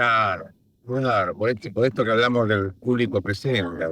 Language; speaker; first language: Spanish; native; Spanish